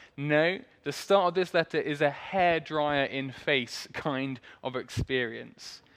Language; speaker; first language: English; native; English